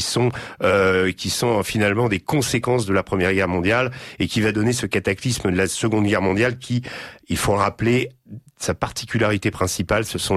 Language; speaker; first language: French; native; French